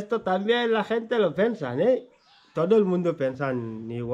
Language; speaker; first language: Spanish; non-native, fluent; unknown